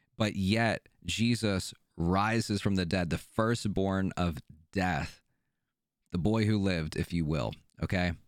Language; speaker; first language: English; native; English